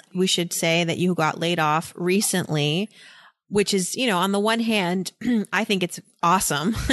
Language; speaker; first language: English; native; English